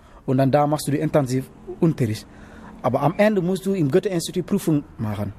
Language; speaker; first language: German; non-native, learner; Wolof